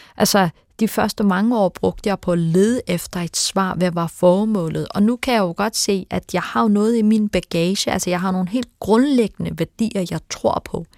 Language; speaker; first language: Danish; early bilingual, other home language; Turkish